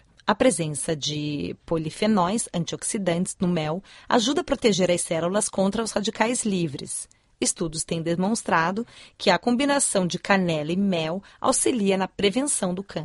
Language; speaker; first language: Portuguese; native; Portuguese